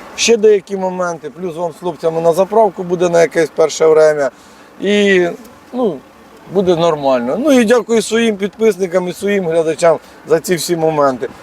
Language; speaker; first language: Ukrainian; native; Ukrainian